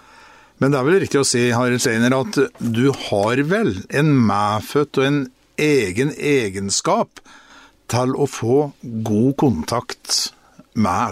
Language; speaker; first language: Norwegian; native; Norwegian